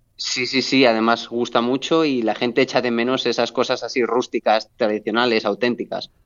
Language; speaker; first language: Spanish; native; Spanish